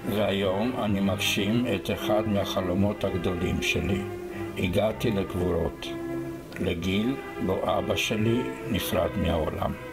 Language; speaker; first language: Hebrew; non-native, fluent; Romanian